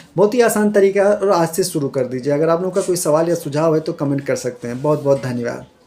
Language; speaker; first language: Hindi; native; Hindi